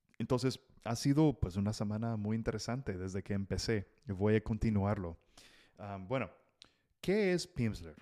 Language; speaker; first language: Spanish; non-native, fluent; English